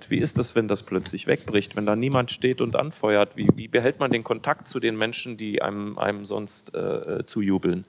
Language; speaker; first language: German; native; German